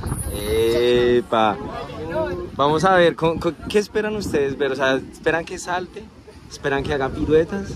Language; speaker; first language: Spanish; native; Spanish